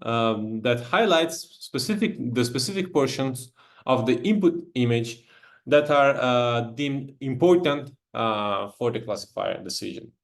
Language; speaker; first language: English; non-native, fluent; Italian